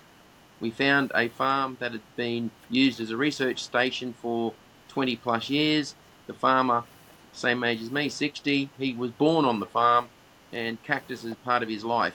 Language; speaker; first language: English; native; English